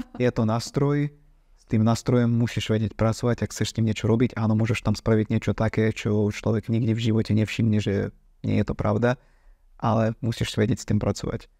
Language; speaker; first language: Slovak; non-native, fluent; Ukrainian